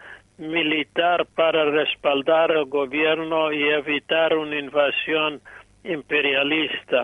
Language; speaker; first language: Spanish; non-native, fluent; English